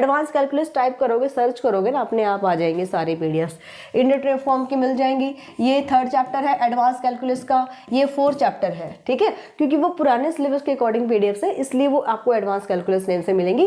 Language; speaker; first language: Hindi; native; Hindi